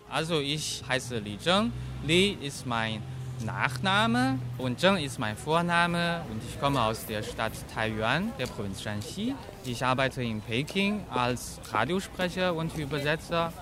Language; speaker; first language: German; non-native, fluent; Chinese